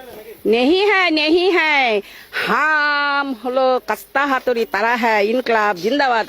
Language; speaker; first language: Hindi; non-native, local second language; Bangla